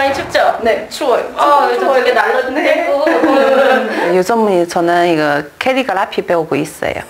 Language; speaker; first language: Korean; non-native, learner; Chinese